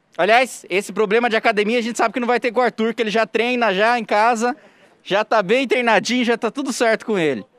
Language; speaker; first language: Portuguese; native; Portuguese